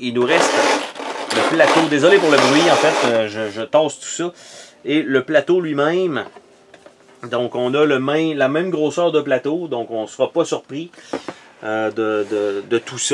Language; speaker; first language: French; native; French